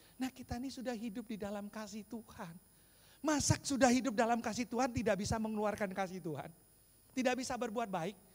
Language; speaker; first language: Indonesian; native; Indonesian